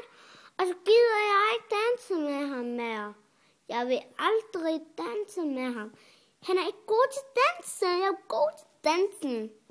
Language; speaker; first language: Danish; early bilingual, other home language; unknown